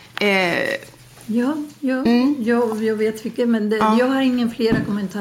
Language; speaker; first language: Swedish; non-native, learner; Spanish